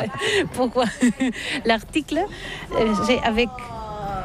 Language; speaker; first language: French; non-native, learner; Catalan